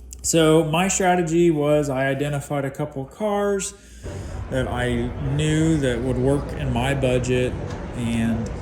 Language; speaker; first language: English; native; English